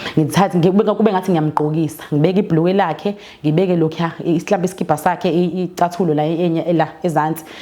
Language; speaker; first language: Zulu; native; Zulu